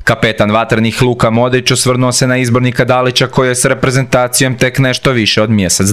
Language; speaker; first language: Croatian; native; Croatian